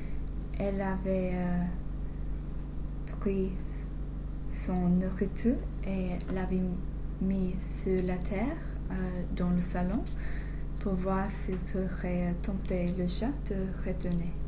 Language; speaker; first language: French; non-native, learner; English